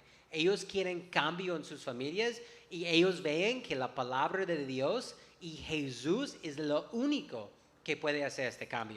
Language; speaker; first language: Spanish; non-native, fluent; English